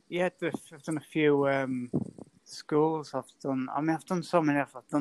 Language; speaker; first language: English; native; English